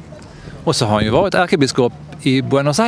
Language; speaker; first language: Swedish; native; Swedish